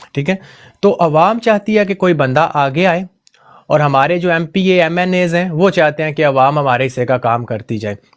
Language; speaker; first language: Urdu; non-native, local second language; Punjabi